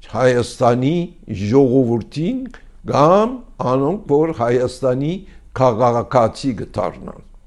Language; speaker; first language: Armenian; early bilingual, heritage; Armenian